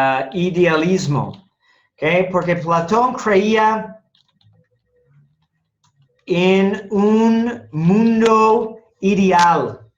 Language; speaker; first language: Spanish; non-native, fluent; English